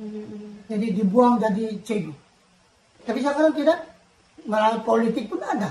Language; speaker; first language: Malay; non-native, local second language; Filipino